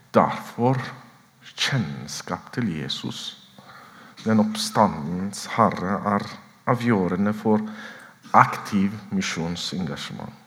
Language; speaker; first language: Norwegian; non-native, fluent; Oromo